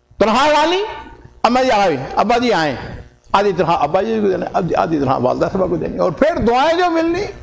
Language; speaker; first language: Urdu; non-native, local second language; Punjabi